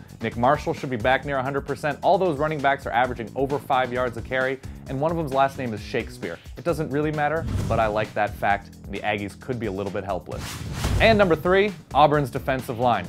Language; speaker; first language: English; native; English